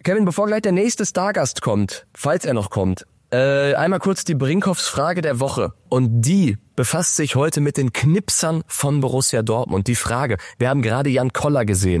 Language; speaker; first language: German; native; German